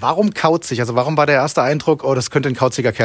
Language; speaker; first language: German; native; German